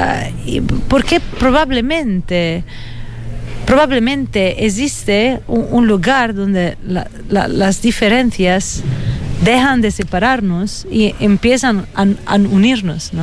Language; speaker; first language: Spanish; non-native, fluent; Italian